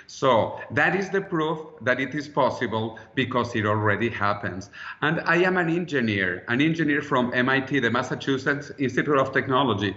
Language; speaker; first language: English; non-native, fluent; Spanish